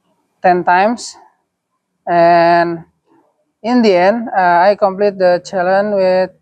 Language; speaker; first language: English; non-native, learner; Indonesian